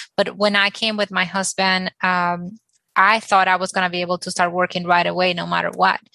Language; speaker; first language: English; non-native, fluent; Spanish